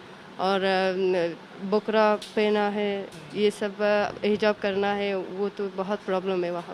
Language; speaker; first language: Hindi; non-native, learner; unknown